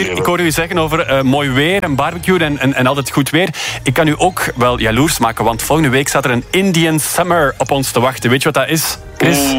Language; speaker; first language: Dutch; native; Dutch